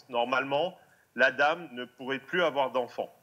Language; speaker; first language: French; native; French